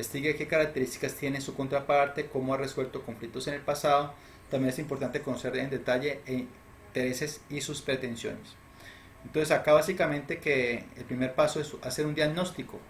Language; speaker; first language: Spanish; native; Spanish